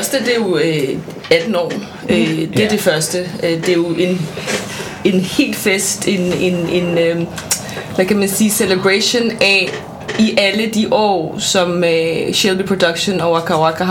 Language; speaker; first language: Danish; non-native, fluent; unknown